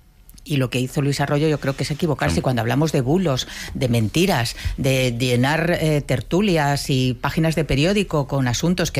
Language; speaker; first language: Spanish; native; Spanish